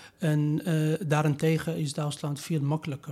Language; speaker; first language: Dutch; non-native, learner; Persian